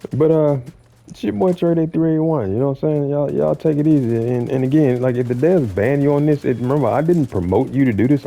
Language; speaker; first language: English; native; English